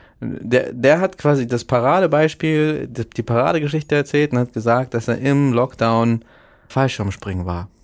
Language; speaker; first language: German; early bilingual, other home language; Russian